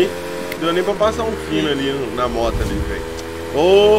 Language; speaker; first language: Portuguese; native; Portuguese